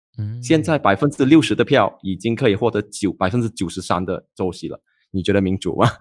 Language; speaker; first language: Chinese; native; Chinese